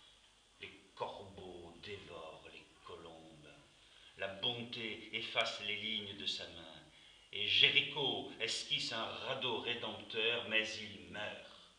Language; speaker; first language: French; native; French